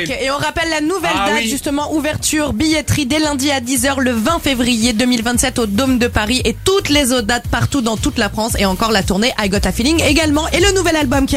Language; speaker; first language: French; native; French